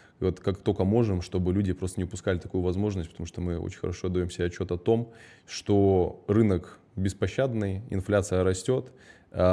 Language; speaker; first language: Russian; early bilingual, heritage; Russian